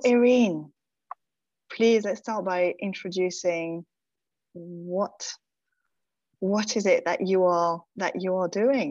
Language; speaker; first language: English; non-native, fluent; French